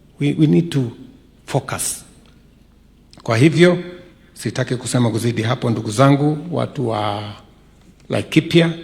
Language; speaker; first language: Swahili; non-native, local second language; Kalenjin